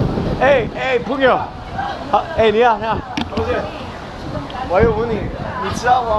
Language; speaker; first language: Chinese; non-native, learner; English